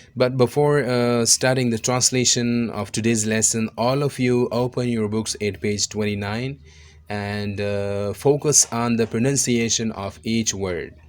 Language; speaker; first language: English; non-native, local second language; Urdu